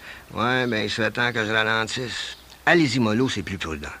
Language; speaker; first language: French; native; French